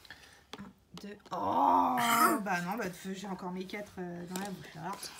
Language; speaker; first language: French; native; French